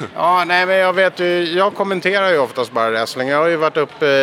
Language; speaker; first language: Swedish; non-native, fluent; English